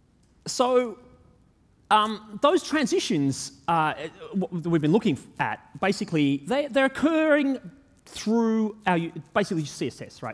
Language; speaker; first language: English; native; English